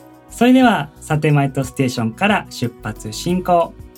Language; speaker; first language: Japanese; native; Japanese